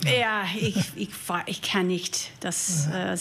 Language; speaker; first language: German; non-native, learner; English